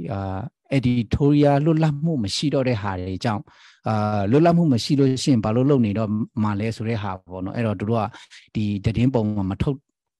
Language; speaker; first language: Burmese; non-native, local second language; Shan